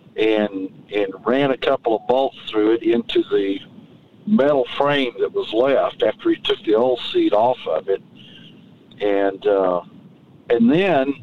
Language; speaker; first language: English; native; English